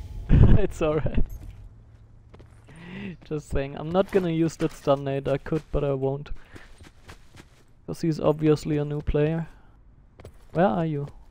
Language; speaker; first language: English; non-native, fluent; German